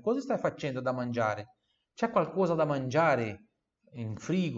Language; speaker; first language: Italian; non-native, fluent; Portuguese